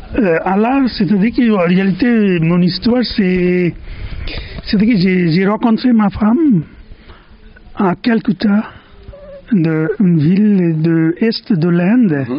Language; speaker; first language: French; non-native, fluent; Bangla